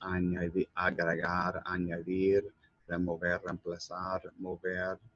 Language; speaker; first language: Spanish; non-native, learner; English